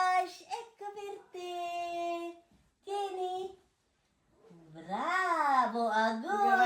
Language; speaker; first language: Italian; non-native, learner; Filipino